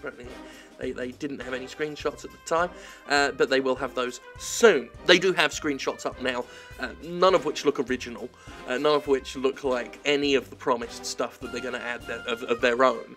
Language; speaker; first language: English; native; English